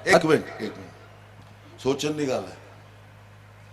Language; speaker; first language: Hindi; non-native, local second language; Punjabi